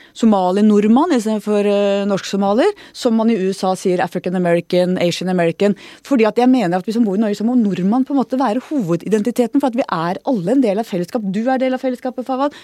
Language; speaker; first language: Norwegian; native; Norwegian